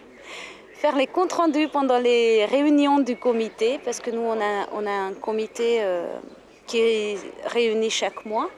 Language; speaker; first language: French; non-native, fluent; Hungarian